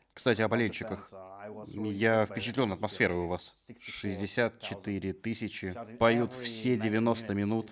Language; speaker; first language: Russian; native; Russian